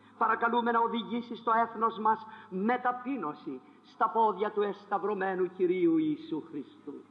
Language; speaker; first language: Greek; non-native, fluent; French